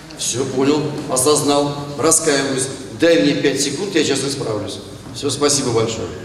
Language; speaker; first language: Russian; non-native, local second language; Tatar